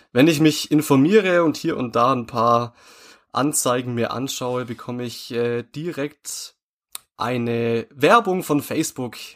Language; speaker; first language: German; native; German